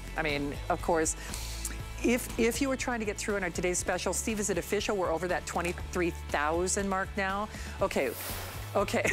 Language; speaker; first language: English; native; English